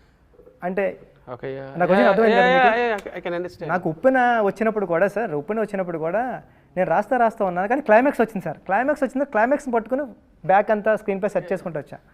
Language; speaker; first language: Telugu; native; Telugu